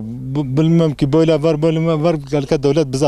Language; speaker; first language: Turkish; non-native, local second language; Kurdish